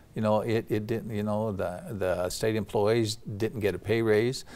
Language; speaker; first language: English; native; English